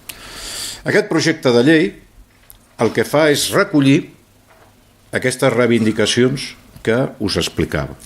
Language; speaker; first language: Catalan; native; Catalan